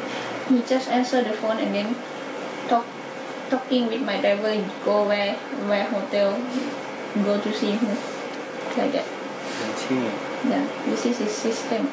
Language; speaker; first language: English; non-native, learner; Thai